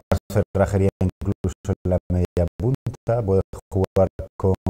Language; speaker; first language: Spanish; native; Spanish